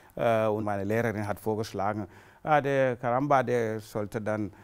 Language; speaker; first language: German; non-native, fluent; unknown